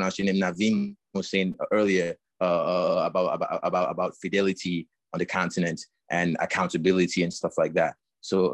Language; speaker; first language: English; non-native, local second language; French